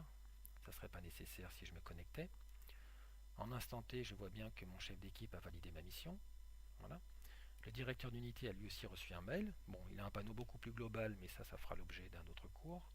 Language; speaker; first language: French; native; French